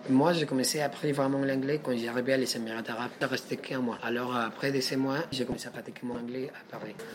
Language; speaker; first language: French; non-native, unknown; Spanish